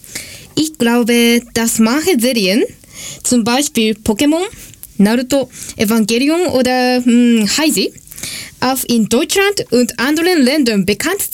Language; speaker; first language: German; non-native, fluent; Japanese